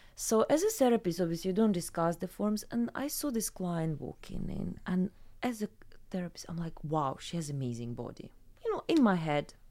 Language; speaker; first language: English; non-native, fluent; Ukrainian